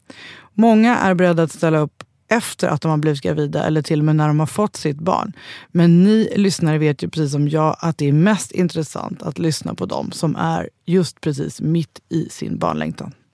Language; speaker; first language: Swedish; native; Swedish